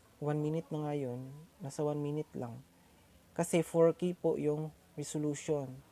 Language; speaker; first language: Filipino; non-native, local second language; Cebuano